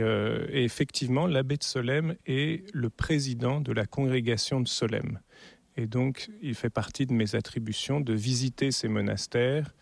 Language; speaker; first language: French; native; French